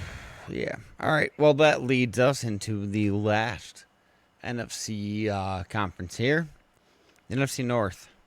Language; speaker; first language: English; native; English